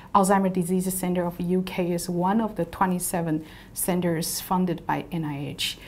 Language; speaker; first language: English; non-native, fluent; Chinese